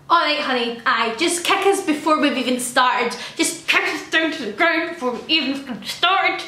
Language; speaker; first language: English; native; English